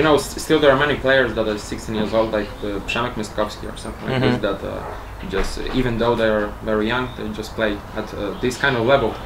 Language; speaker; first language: English; non-native, fluent; Polish